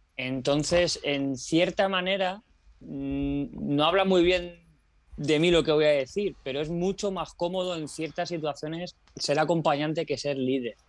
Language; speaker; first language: Spanish; native; Spanish